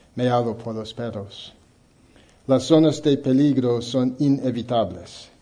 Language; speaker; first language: Spanish; non-native, fluent; English